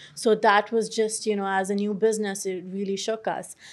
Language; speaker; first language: English; non-native, local second language; Urdu